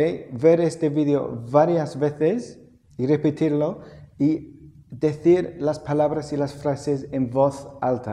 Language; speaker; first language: Spanish; non-native, fluent; English